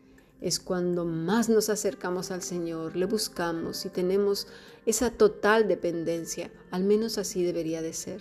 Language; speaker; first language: Spanish; native; Spanish